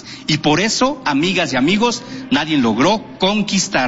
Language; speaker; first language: Spanish; non-native, local second language; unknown